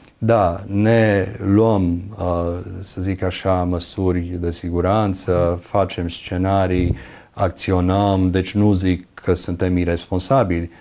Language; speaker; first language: Romanian; early bilingual, other home language; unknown